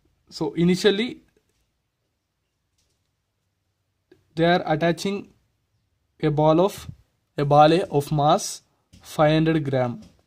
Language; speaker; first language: English; non-native, local second language; Telugu